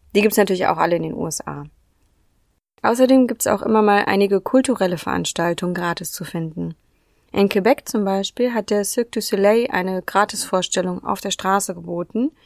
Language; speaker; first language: German; native; German